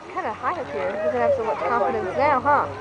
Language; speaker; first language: English; native; English